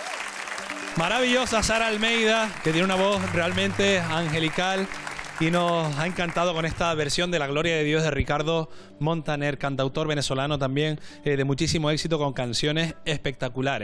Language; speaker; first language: Spanish; native; Spanish